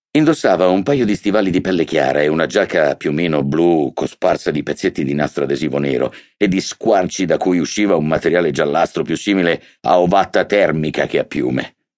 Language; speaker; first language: Italian; native; Italian